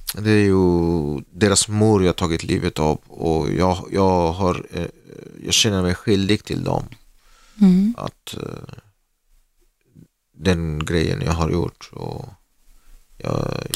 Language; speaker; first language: Swedish; non-native, learner; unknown